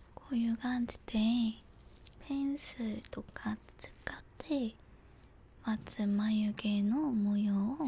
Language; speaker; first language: Japanese; non-native, learner; Korean